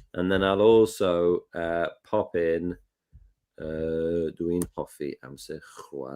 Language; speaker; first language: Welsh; non-native, learner; English